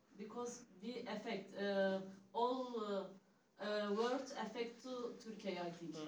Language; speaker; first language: English; non-native, learner; Turkish